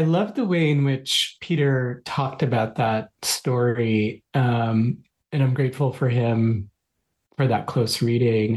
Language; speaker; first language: English; non-native, local second language; Bangla